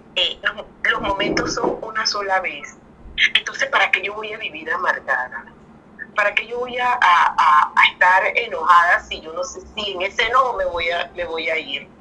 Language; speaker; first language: Spanish; native; Spanish